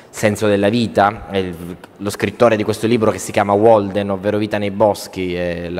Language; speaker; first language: Italian; native; Italian